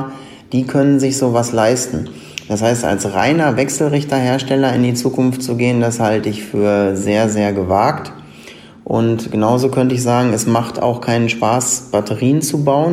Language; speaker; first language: German; native; German